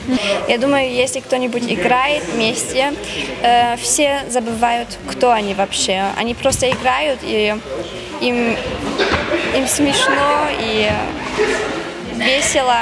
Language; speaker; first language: Russian; non-native, fluent; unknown